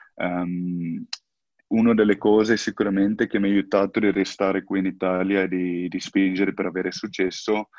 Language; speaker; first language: Italian; non-native, fluent; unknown